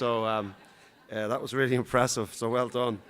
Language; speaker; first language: English; native; English